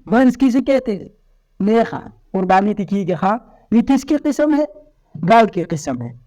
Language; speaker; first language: Urdu; non-native, local second language; Pashto